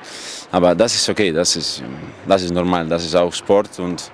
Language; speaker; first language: German; non-native, learner; Russian